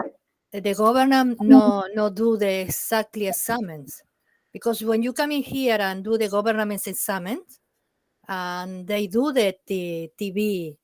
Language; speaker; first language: English; non-native, learner; Spanish